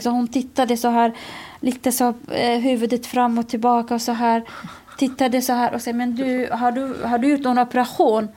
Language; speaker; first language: Swedish; non-native, fluent; Kurdish